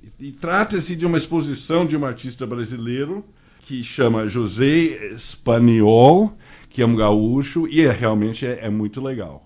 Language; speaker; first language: Portuguese; non-native, fluent; English